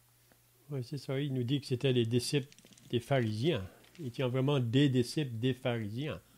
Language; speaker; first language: French; native; French